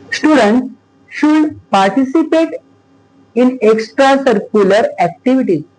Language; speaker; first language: English; non-native, local second language; Marathi